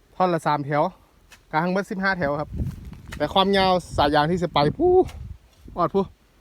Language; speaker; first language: Thai; native; Thai